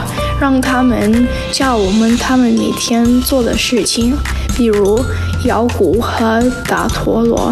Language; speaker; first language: Chinese; non-native, learner; English